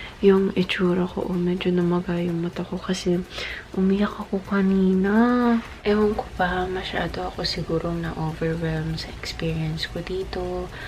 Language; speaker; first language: Filipino; non-native, local second language; Bikol